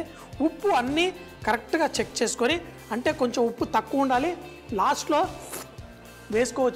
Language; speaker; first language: Telugu; native; Telugu